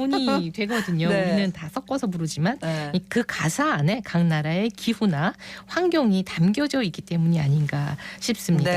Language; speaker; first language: Korean; native; Korean